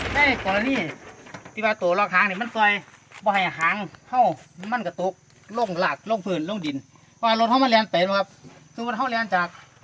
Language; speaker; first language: Thai; non-native, local second language; Northeastern Thai